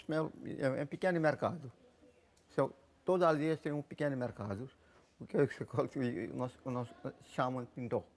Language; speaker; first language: Portuguese; non-native, local second language; Konkani